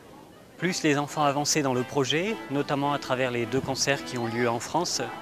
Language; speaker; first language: French; native; French